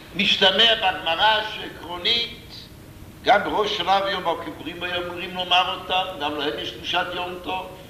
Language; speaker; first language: Hebrew; non-native, fluent; English